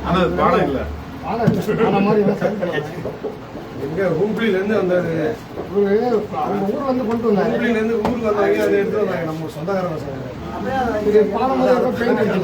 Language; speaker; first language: Tamil; native; Tamil